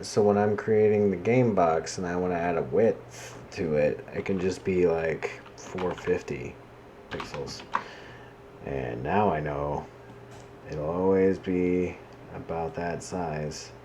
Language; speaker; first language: English; native; English